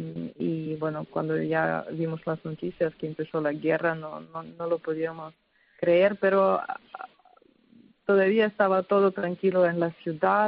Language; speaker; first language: Spanish; non-native, fluent; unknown